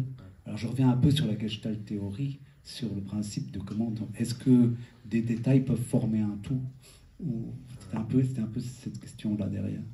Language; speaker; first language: French; native; French